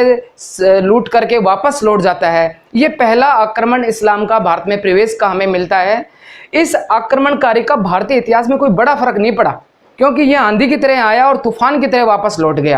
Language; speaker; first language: Hindi; native; Hindi